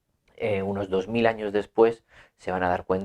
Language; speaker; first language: Spanish; native; Spanish